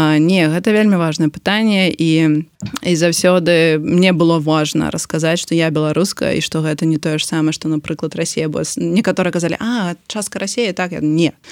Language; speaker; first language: Belarusian; non-native, local second language; Russian